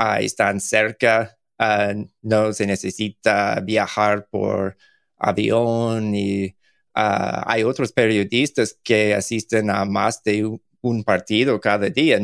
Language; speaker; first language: Spanish; non-native, learner; English